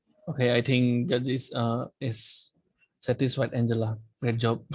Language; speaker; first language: English; non-native, fluent; Indonesian